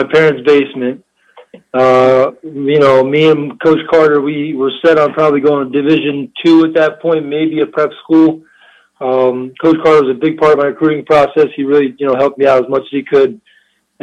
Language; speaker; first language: English; early bilingual, other home language; Albanian